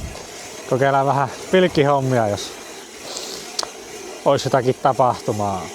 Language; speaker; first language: Finnish; native; Finnish